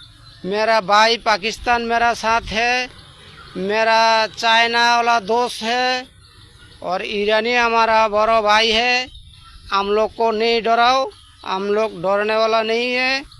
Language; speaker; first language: Hindi; non-native, fluent; Bangla